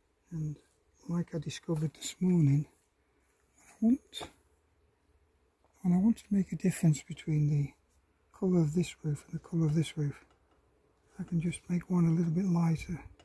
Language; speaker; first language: English; native; English